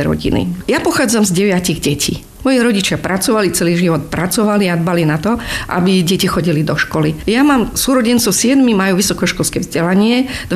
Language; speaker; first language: Slovak; non-native, local second language; Romany